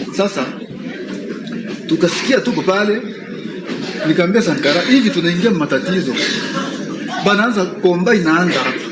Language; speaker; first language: Swahili; non-native, local second language; Kinyarwanda